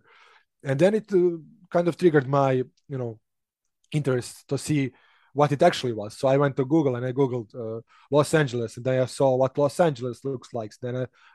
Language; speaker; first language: English; non-native, fluent; Serbian